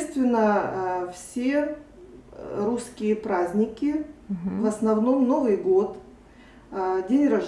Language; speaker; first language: Russian; native; Russian